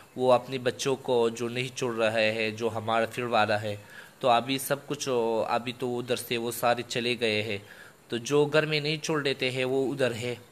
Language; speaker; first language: Urdu; non-native, local second language; Pashto